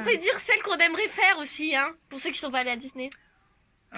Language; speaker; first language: French; native; French